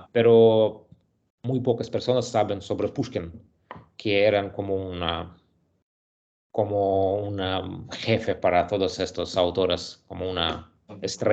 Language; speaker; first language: Spanish; non-native, learner; Russian